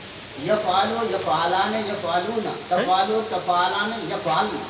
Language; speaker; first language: Arabic; non-native, learner; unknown